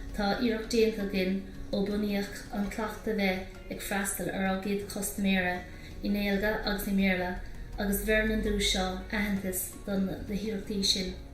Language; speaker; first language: Irish; native; Irish